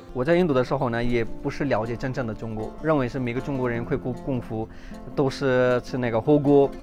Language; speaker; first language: Chinese; non-native, fluent; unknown